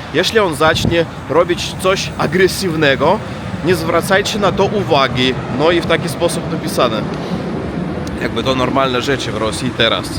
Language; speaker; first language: Polish; non-native, learner; Russian